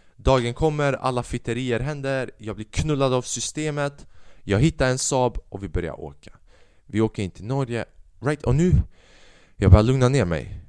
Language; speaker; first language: Swedish; early bilingual, other home language; Albanian